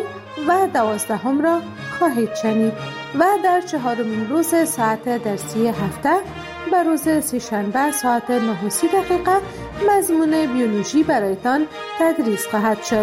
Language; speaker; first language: Persian; native; Persian